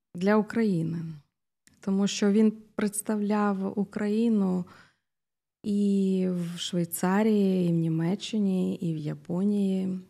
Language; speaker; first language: Ukrainian; native; Ukrainian